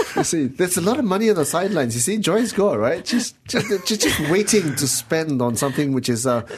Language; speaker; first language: English; non-native, local second language; Min Nan Chinese